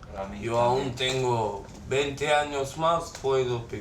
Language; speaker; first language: Spanish; non-native, learner; Romanian